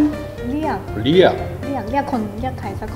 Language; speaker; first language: Thai; non-native, fluent; Chinese